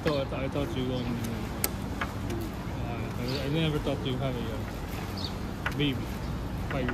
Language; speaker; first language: English; non-native, learner; Filipino